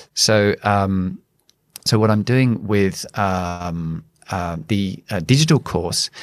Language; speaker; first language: English; native; English